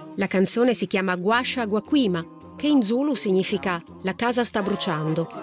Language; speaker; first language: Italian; native; Italian